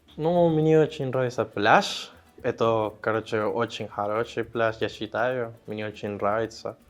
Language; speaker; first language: Russian; non-native, learner; Spanish